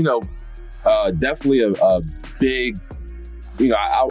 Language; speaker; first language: English; native; English